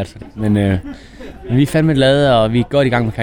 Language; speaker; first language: Danish; native; Danish